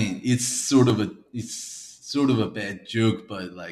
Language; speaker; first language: English; early bilingual, other home language; Korean